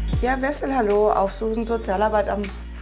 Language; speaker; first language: German; native; German